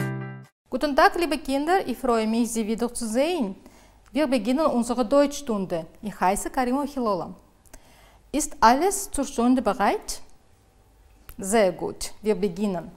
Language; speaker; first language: German; non-native, fluent; Uzbek